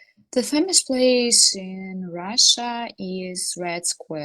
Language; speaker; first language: English; non-native, learner; Russian